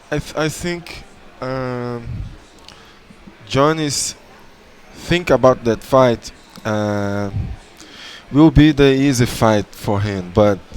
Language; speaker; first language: English; non-native, learner; Portuguese